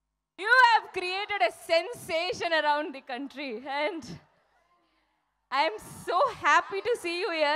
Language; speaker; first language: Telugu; non-native, fluent; Malayalam